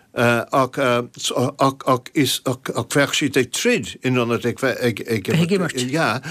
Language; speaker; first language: Irish; native; Irish